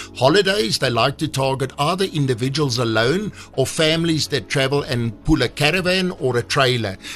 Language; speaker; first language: English; non-native, local second language; Afrikaans